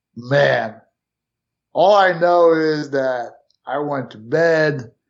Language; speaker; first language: English; early bilingual, other home language; Romanian